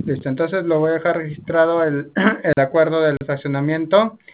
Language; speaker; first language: Spanish; native; Spanish